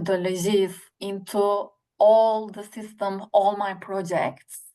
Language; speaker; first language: English; non-native, learner; Turkish